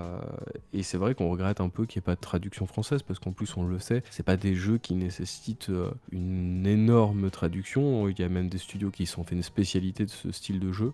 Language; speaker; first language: French; native; French